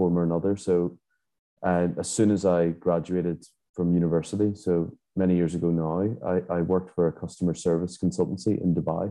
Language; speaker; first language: English; native; English